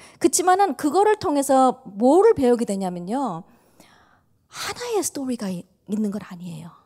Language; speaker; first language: Korean; early bilingual, heritage; Korean